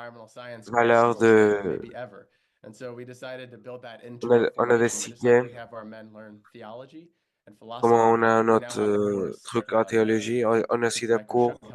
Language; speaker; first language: French; non-native, learner; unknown